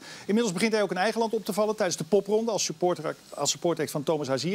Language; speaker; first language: Dutch; native; Dutch